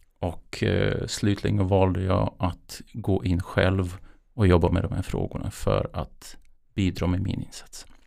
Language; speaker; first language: Swedish; non-native, fluent; Bosnian